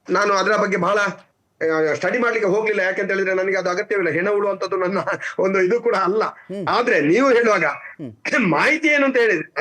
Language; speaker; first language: Kannada; native; Kannada